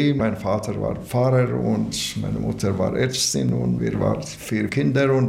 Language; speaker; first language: German; non-native, learner; Latvian